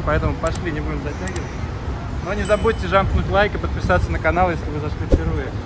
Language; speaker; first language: Russian; native; Russian